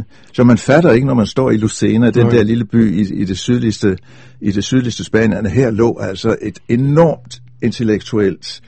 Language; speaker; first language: Danish; native; Danish